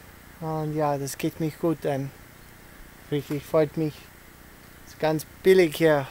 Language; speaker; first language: German; early bilingual, heritage; English